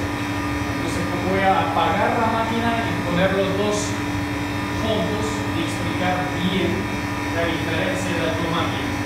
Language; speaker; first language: Spanish; non-native, learner; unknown